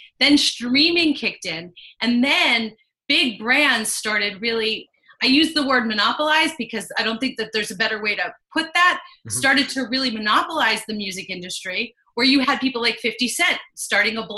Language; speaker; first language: English; native; English